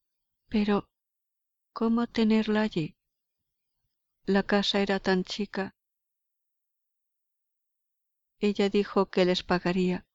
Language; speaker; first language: Spanish; native; Spanish